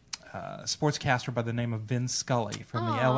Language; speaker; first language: English; early bilingual, other home language; Italian